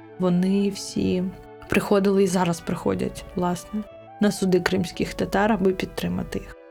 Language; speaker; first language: Ukrainian; non-native, local second language; Crimean Tatar